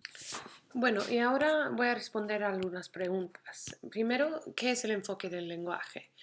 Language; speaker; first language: Spanish; non-native, fluent; English